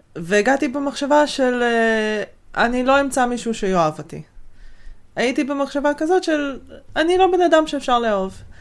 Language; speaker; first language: Hebrew; native; Hebrew